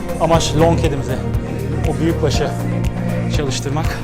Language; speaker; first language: Turkish; native; Turkish